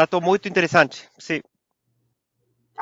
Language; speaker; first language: Portuguese; non-native, fluent; Spanish